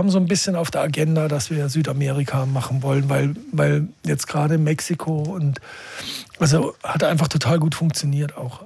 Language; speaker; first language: German; native; German